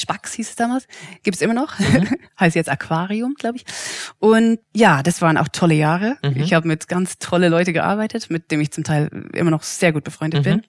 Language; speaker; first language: German; non-native, fluent; English